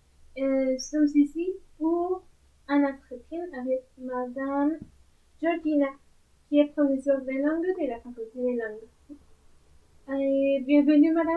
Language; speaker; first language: French; non-native, learner; Spanish